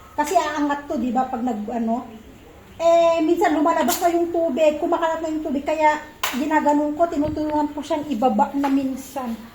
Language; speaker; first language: Filipino; native; Filipino